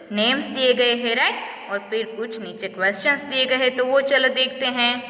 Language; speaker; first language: Hindi; non-native, local second language; Gujarati